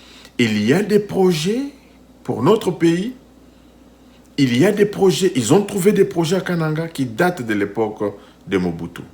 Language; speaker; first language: French; non-native, local second language; Lingala